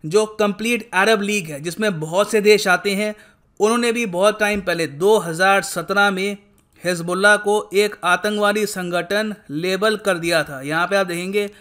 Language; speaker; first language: Hindi; native; Hindi